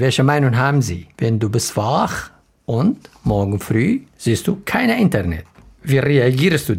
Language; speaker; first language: German; non-native, learner; Arabic